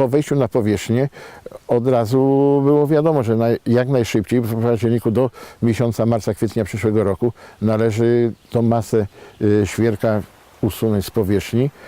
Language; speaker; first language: Polish; native; Polish